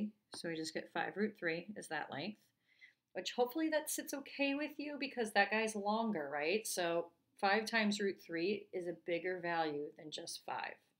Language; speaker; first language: English; native; English